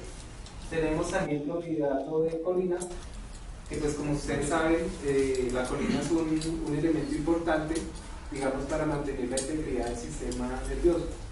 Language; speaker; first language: Spanish; native; Spanish